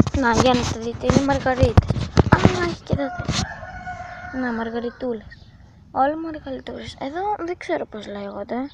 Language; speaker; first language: Greek; early bilingual, other home language; Bulgarian